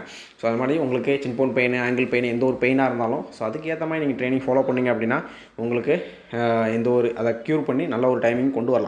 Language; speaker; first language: Tamil; native; Tamil